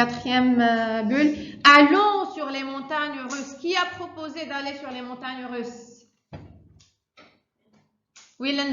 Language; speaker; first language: French; non-native, fluent; Arabic